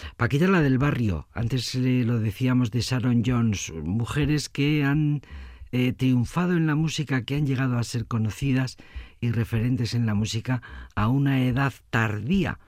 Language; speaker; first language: Spanish; native; Spanish